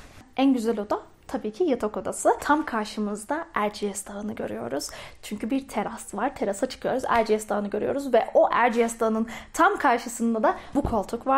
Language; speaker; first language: Turkish; native; Turkish